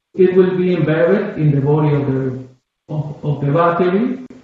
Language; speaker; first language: English; non-native, fluent; Spanish